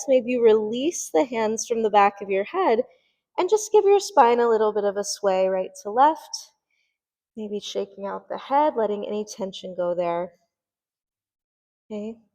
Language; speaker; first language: English; native; English